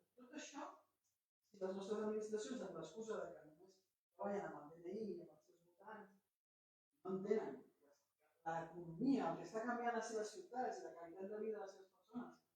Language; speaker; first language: Catalan; native; Catalan